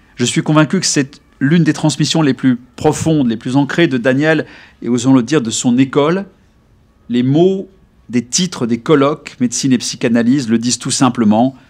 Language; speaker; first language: French; native; French